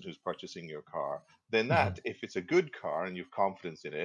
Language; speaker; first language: English; native; English